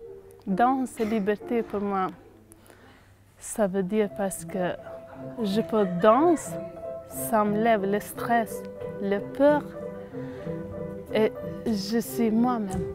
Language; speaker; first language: French; non-native, learner; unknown